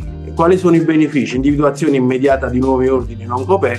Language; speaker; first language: Italian; native; Italian